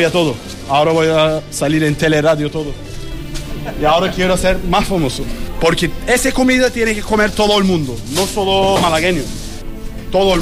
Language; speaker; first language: Spanish; non-native, learner; Turkish